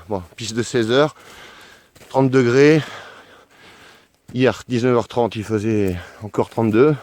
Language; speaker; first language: French; native; French